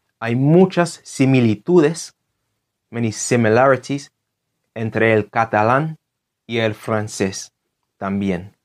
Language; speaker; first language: Spanish; non-native, fluent; English